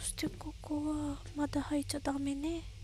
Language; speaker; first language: Japanese; non-native, learner; English